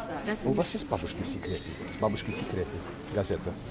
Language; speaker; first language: Russian; non-native, learner; English